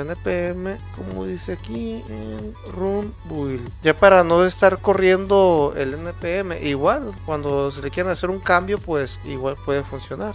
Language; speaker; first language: Spanish; native; Spanish